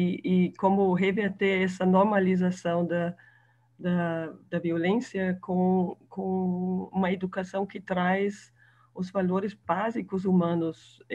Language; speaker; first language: Portuguese; non-native, fluent; German